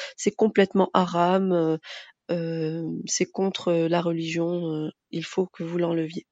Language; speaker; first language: French; early bilingual, other home language; Arabic